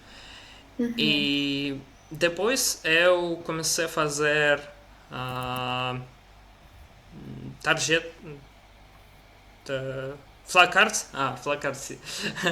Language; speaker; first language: Portuguese; non-native, learner; Russian